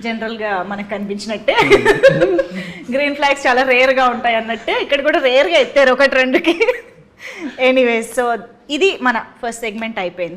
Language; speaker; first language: Telugu; native; Telugu